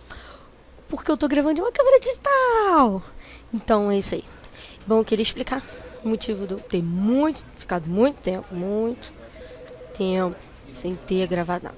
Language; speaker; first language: Portuguese; native; Portuguese